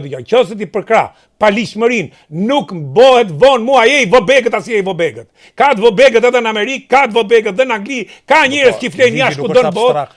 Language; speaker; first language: Albanian; native; Albanian